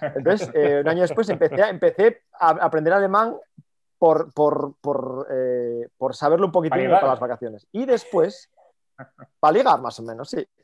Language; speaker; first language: Spanish; native; Spanish